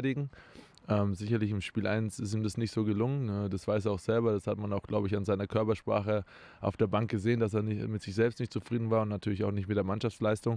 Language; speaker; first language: German; native; German